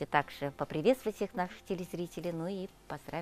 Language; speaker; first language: Russian; native; Russian